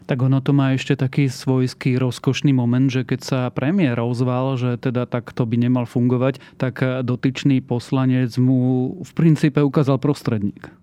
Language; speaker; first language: Slovak; native; Slovak